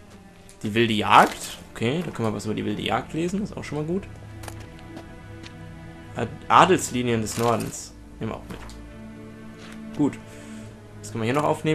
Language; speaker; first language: German; native; German